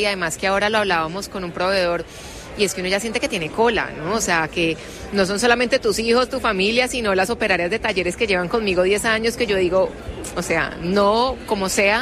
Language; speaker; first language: Spanish; native; Spanish